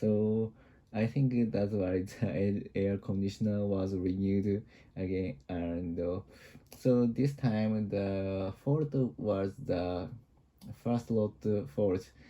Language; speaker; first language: English; non-native, learner; Japanese